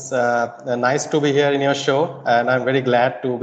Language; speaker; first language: English; non-native, local second language; Bangla